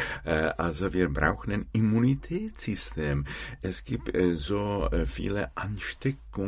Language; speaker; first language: German; non-native, fluent; Czech